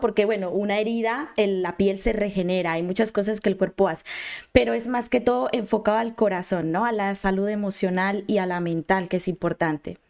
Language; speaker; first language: Spanish; native; Spanish